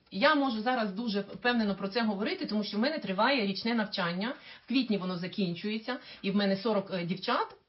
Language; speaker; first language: Ukrainian; non-native, local second language; Russian